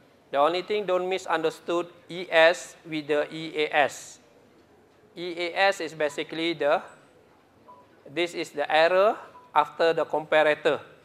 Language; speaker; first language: English; non-native, local second language; Malay